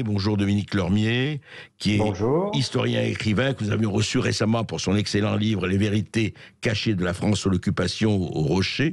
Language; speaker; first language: French; native; French